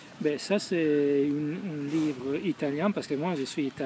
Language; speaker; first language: French; non-native, fluent; Italian